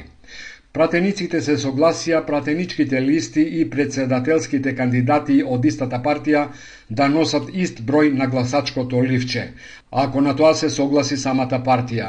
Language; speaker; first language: Macedonian; native; Macedonian